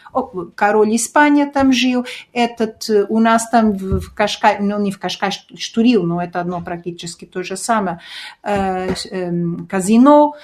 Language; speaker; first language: Russian; early bilingual, heritage; Russian